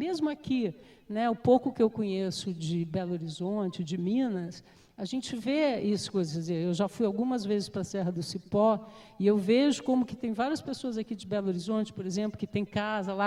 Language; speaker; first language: Portuguese; native; Portuguese